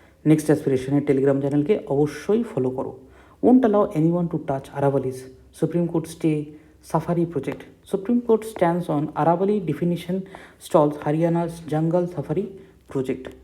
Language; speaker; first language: English; non-native, local second language; Bangla